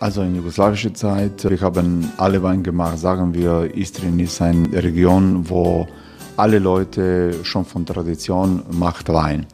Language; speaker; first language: German; non-native, learner; Croatian